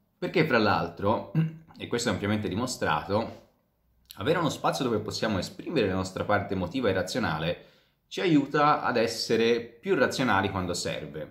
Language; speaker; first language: Italian; native; Italian